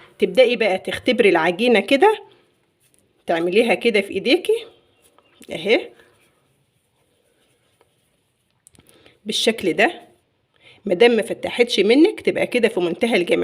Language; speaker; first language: Arabic; native; Arabic